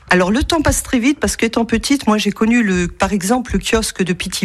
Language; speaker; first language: French; native; French